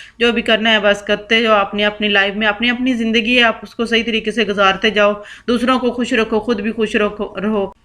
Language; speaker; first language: Urdu; non-native, local second language; Punjabi